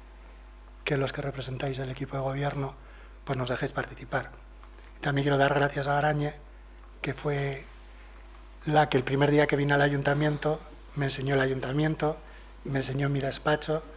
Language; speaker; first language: Spanish; non-native, local second language; Basque